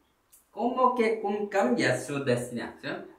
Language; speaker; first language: Spanish; non-native, learner; Korean